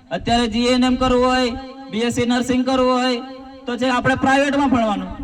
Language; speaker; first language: Gujarati; non-native, local second language; Rathawi